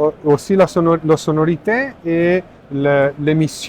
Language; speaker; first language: French; non-native, learner; Italian